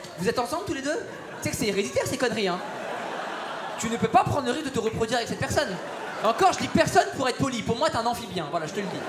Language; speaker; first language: French; early bilingual, other home language; Persian